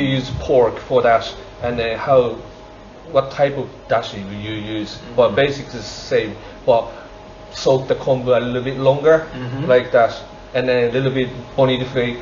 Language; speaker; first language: English; non-native, learner; Japanese